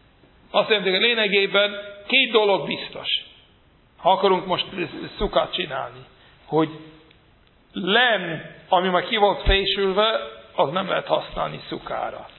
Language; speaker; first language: Hungarian; non-native, fluent; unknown